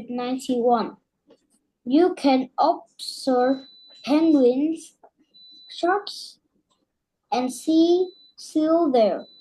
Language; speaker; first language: English; non-native, learner; Vietnamese